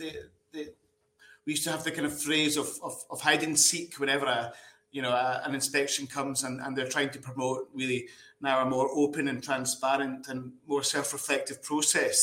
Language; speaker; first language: English; native; English